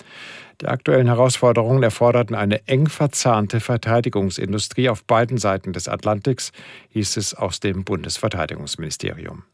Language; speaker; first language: German; native; German